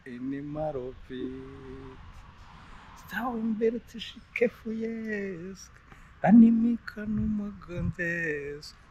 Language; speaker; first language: Romanian; non-native, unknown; Rundi